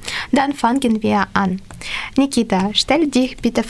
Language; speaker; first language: German; non-native, learner; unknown